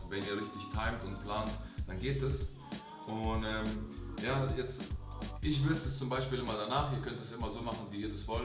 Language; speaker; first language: German; native; German